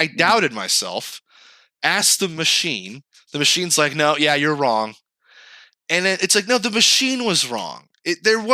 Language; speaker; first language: English; native; English